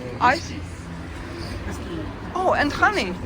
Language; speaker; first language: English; non-native, learner; Ukrainian